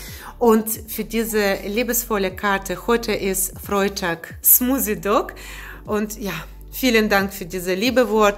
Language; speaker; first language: German; non-native, learner; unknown